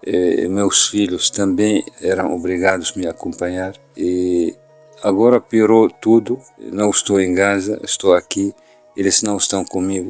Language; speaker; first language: Portuguese; non-native, fluent; Arabic